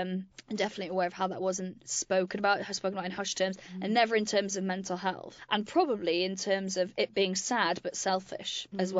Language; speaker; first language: English; native; English